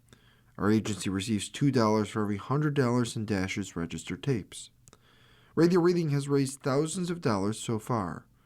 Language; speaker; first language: English; native; English